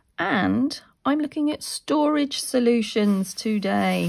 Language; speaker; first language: English; native; English